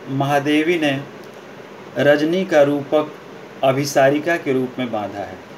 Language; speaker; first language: Hindi; native; Hindi